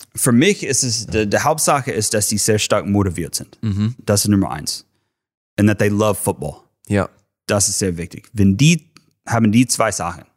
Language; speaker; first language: German; non-native, fluent; English